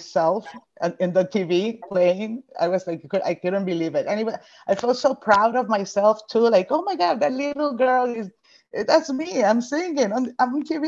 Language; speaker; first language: English; non-native, fluent; Spanish